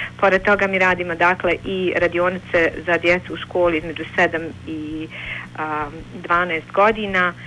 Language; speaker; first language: Bosnian; native; Bosnian